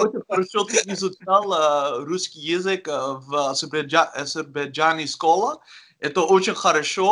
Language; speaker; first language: Russian; non-native, learner; Dutch